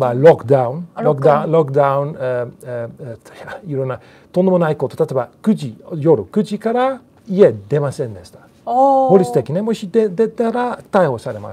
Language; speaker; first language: Japanese; non-native, learner; Dutch